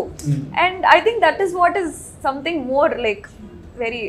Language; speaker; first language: Telugu; native; Telugu